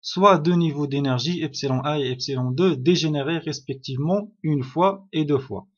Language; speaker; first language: French; non-native, local second language; Arabic